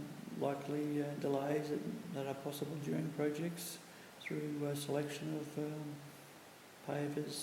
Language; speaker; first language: English; native; English